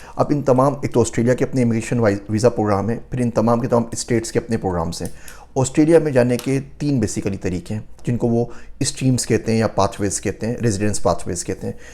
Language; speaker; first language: Urdu; native; Urdu